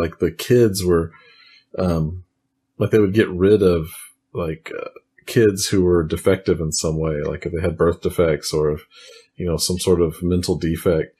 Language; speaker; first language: English; native; English